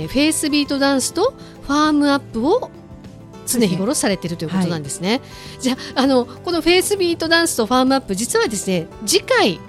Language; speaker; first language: Japanese; native; Japanese